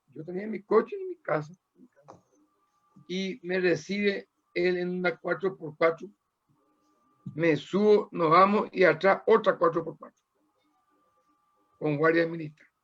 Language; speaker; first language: Spanish; native; Spanish